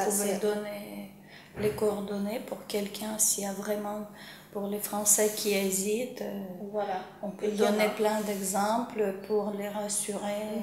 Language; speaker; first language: French; non-native, fluent; Ukrainian